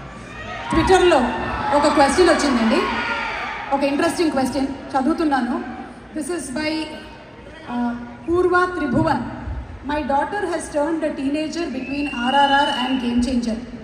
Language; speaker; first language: Telugu; native; Telugu